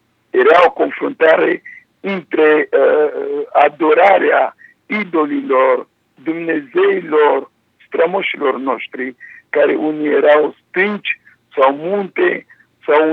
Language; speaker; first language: Romanian; non-native, fluent; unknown